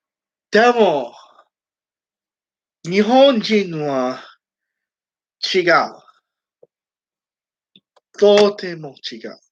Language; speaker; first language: Japanese; non-native, learner; English